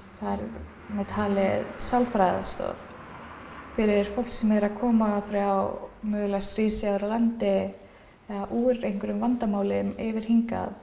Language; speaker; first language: Icelandic; native; Icelandic